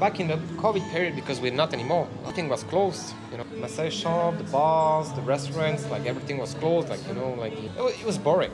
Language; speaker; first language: English; non-native, fluent; French